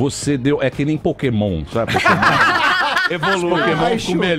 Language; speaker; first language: Portuguese; native; Portuguese